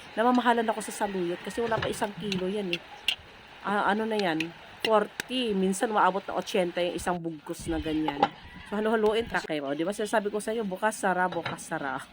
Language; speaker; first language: Filipino; non-native, local second language; Cebuano